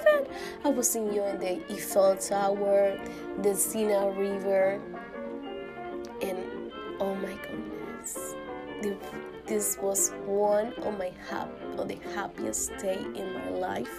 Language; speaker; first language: English; non-native, learner; Spanish